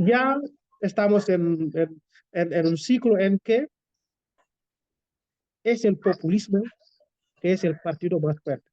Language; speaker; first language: Spanish; non-native, fluent; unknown